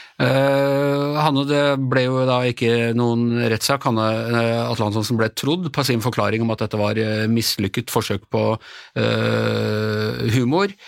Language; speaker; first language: Norwegian; native; Norwegian